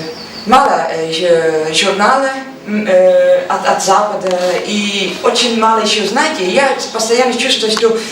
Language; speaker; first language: Russian; non-native, learner; Dutch